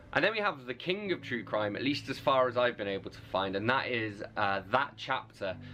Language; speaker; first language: English; native; English